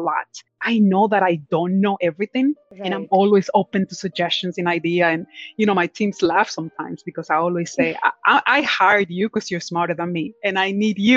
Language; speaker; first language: English; non-native, fluent; Spanish